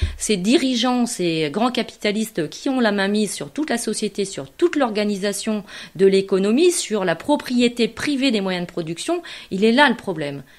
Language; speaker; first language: French; native; French